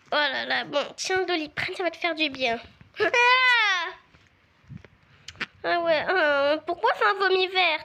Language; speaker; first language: French; native; French